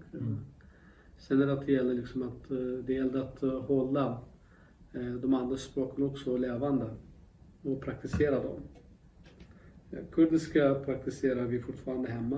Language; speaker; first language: Swedish; non-native, local second language; Kurdish